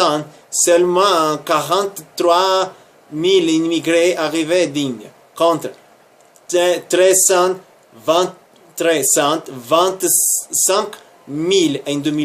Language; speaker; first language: French; non-native, learner; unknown